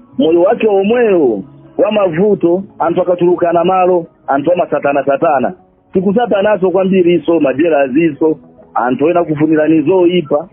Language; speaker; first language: Nyanja; non-native, fluent; Swahili